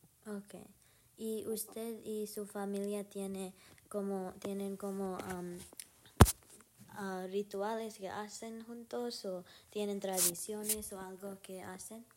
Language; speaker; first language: Spanish; non-native, learner; English